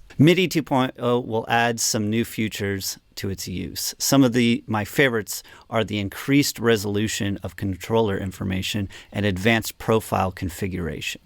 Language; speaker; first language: English; native; English